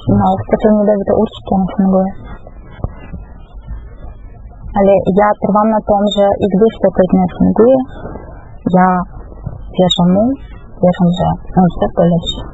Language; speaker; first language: Czech; non-native, fluent; Russian